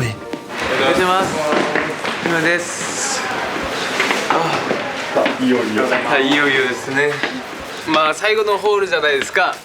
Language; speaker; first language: Japanese; non-native, fluent; Korean